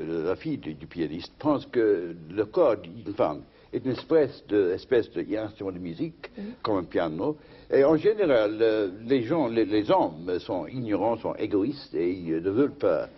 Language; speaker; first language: French; non-native, fluent; English